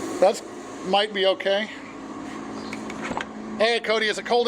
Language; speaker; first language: English; native; English